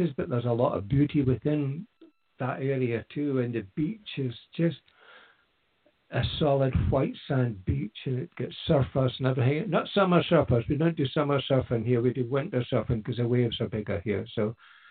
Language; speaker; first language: English; native; English